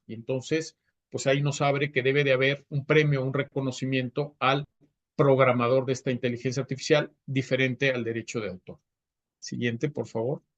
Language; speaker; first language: Spanish; native; Spanish